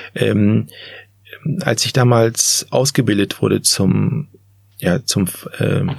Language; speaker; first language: German; native; German